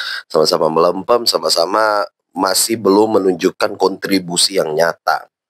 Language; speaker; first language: Indonesian; native; Indonesian